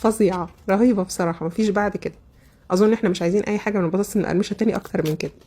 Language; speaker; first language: Arabic; native; Arabic